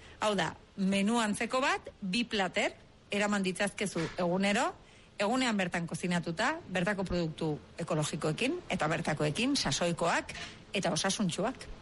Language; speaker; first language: Basque; native; Basque